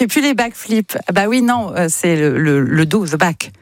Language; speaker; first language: French; native; French